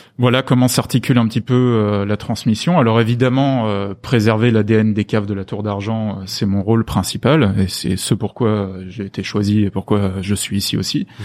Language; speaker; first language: French; native; French